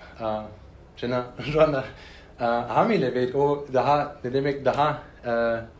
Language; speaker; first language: Turkish; non-native, learner; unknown